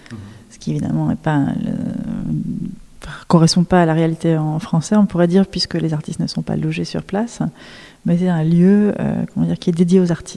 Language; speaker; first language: French; native; French